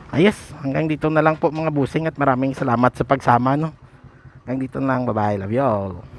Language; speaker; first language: Filipino; non-native, local second language; Hiligaynon